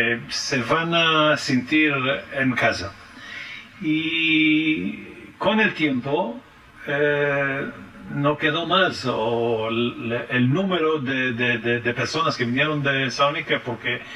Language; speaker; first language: Spanish; early bilingual, heritage; French